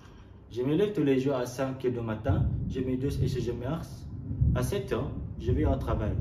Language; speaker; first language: French; non-native, learner; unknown